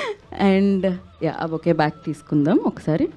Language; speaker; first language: Telugu; native; Telugu